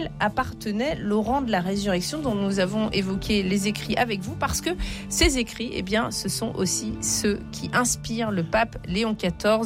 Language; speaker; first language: French; native; French